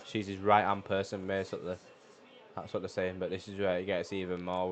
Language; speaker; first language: English; native; English